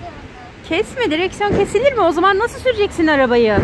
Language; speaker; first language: Turkish; native; Turkish